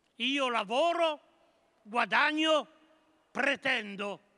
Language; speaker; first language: Italian; native; Italian